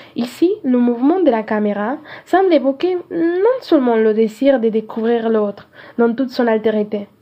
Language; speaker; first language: French; non-native, fluent; Spanish